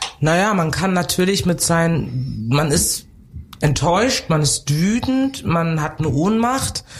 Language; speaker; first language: German; early bilingual, other home language; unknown